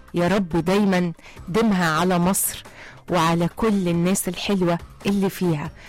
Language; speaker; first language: Arabic; native; Arabic